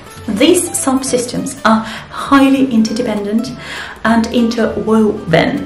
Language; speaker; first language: English; non-native, fluent; Russian